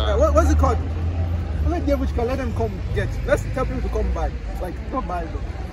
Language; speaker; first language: English; non-native, learner; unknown